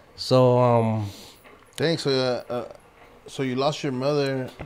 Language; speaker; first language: English; native; English